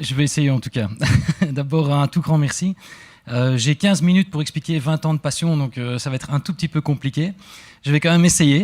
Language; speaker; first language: French; native; French